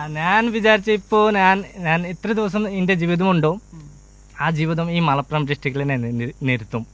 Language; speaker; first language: Malayalam; non-native, local second language; Bangla